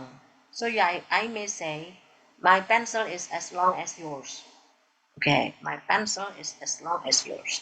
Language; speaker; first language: English; non-native, fluent; Indonesian